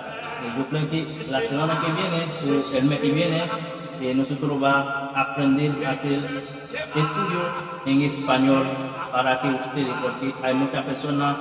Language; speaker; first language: Spanish; non-native, fluent; Haitian Creole